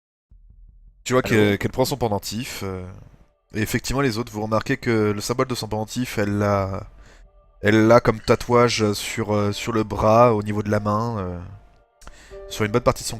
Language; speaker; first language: French; native; French